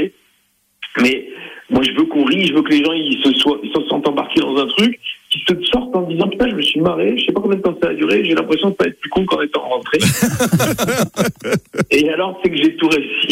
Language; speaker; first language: French; native; French